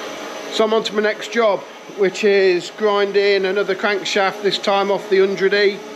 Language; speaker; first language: English; native; English